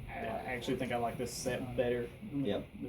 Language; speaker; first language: English; native; English